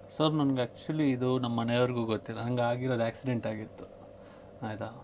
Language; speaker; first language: Kannada; non-native, local second language; Tulu